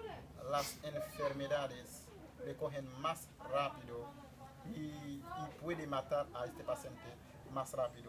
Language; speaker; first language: Spanish; non-native, fluent; Haitian Creole